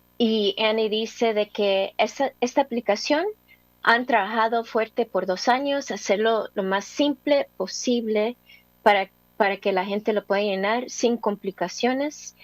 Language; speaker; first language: Spanish; early bilingual, heritage; English